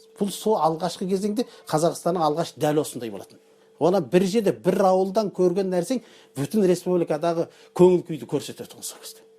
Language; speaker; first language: Kazakh; early bilingual, heritage; Kazakh